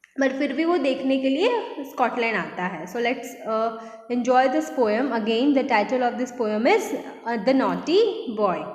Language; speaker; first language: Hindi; non-native, local second language; Gujarati